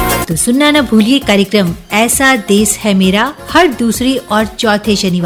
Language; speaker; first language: Hindi; native; Hindi